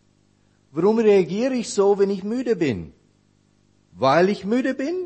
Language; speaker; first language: German; non-native, fluent; English